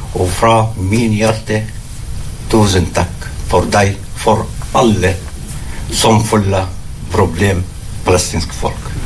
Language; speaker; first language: Norwegian; non-native, learner; Arabic